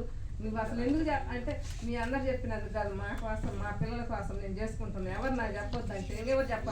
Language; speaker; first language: Telugu; native; Telugu